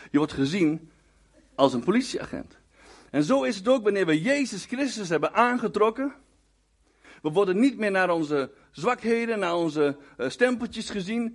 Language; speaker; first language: Dutch; native; Dutch